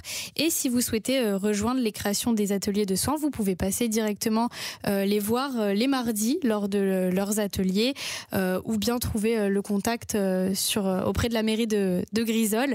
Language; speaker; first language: French; native; French